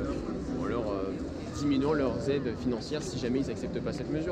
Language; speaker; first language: French; native; French